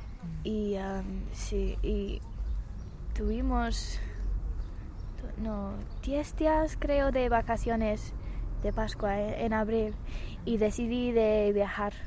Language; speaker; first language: Spanish; non-native, fluent; English